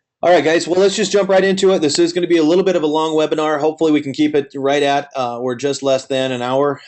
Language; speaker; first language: English; native; English